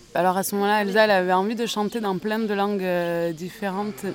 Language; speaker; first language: French; native; French